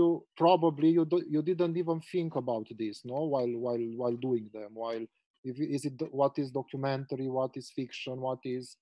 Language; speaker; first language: English; non-native, fluent; Romanian